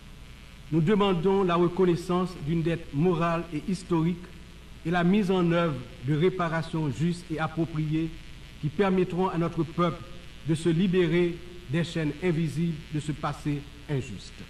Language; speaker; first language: French; non-native, local second language; Haitian Creole